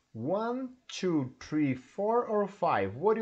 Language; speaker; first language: English; non-native, learner; Portuguese